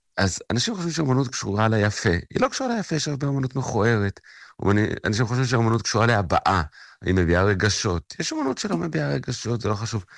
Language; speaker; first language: Hebrew; native; Hebrew